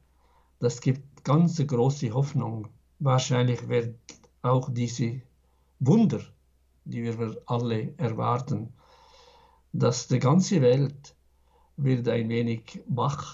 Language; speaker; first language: German; non-native, fluent; Arabic